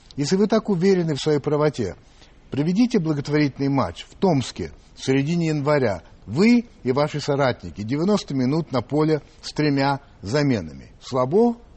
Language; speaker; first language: Russian; native; Russian